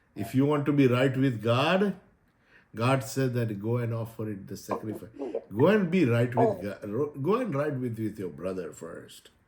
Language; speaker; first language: English; non-native, local second language; Gujarati